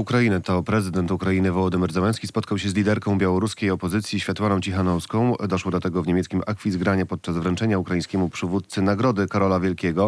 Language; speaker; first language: Polish; native; Polish